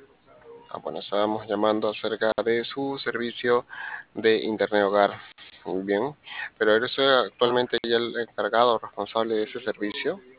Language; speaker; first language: Spanish; native; Spanish